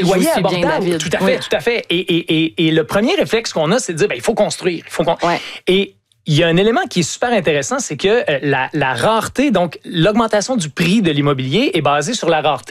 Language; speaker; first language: French; native; French